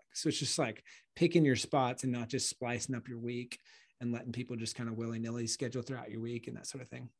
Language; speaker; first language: English; native; English